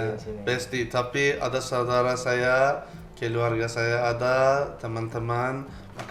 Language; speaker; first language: Indonesian; non-native, learner; Turkish